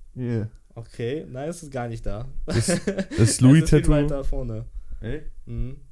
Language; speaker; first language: German; early bilingual, other home language; Polish